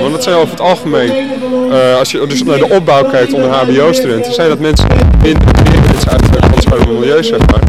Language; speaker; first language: Dutch; native; Dutch